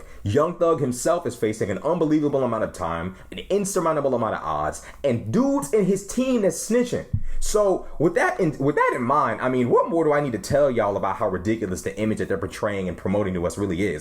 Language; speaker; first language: English; native; English